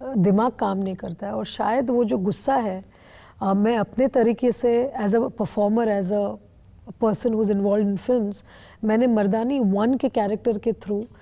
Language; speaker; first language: Hindi; non-native, local second language; Bangla